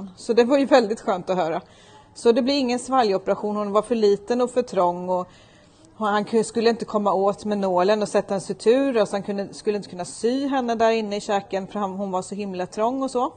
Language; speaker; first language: Swedish; native; Swedish